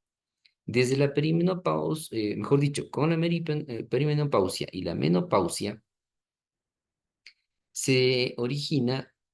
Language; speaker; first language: Spanish; native; Spanish